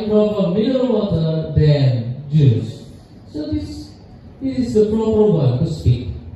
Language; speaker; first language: English; non-native, learner; Indonesian